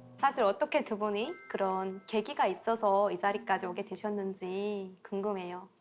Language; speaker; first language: Korean; native; Korean